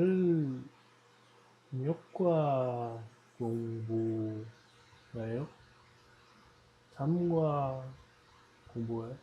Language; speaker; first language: Korean; non-native, learner; Dutch